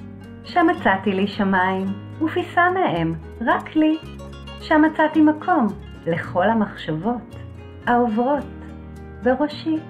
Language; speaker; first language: Hebrew; native; Hebrew